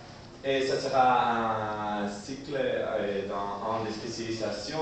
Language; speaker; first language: French; non-native, learner; Spanish